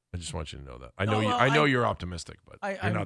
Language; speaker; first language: English; native; English